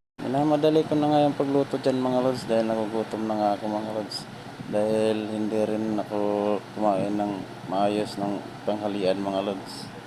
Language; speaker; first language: Filipino; non-native, local second language; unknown